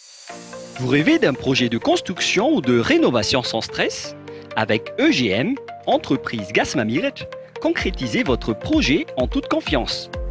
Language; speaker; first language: French; non-native, local second language; Malagasy